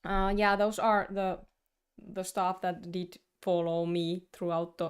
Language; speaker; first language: English; non-native, fluent; Finnish